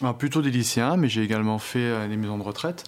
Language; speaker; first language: French; native; French